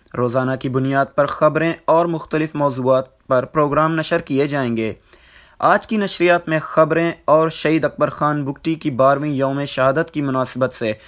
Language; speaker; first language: Urdu; non-native, local second language; Baluchi